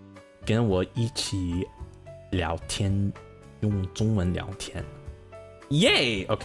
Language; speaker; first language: Chinese; non-native, learner; English